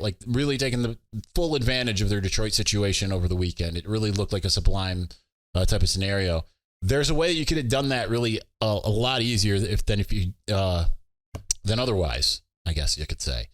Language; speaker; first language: English; native; English